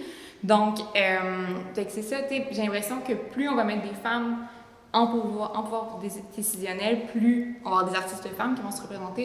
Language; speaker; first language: French; native; French